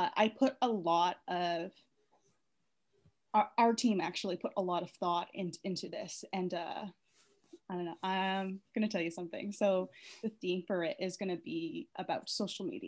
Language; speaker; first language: English; native; English